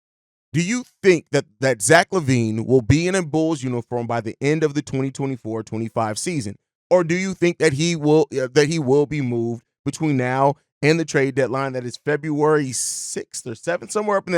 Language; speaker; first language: English; native; English